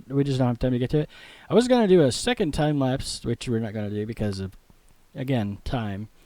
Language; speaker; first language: English; native; English